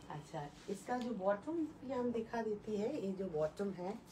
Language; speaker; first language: Hindi; non-native, local second language; Bangla